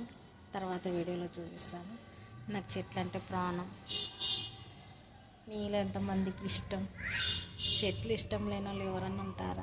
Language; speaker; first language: Telugu; native; Telugu